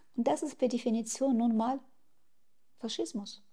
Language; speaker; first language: German; non-native, fluent; Russian